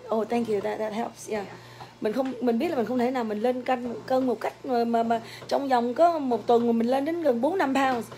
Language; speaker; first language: Vietnamese; early bilingual, other home language; English